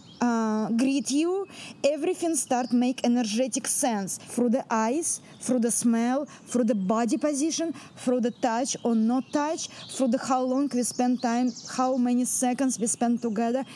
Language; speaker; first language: English; non-native, fluent; Russian